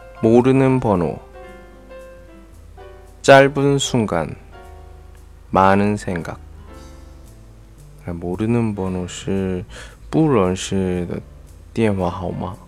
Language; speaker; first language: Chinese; non-native, learner; Korean